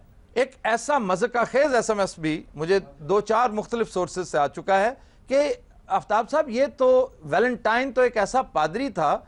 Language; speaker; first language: Urdu; native; Urdu